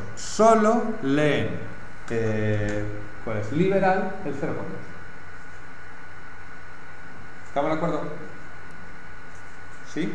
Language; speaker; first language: Spanish; native; Spanish